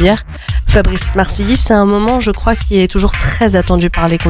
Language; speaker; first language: French; native; French